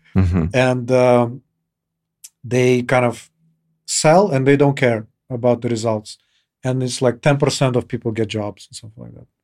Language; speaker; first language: English; non-native, fluent; Kyrgyz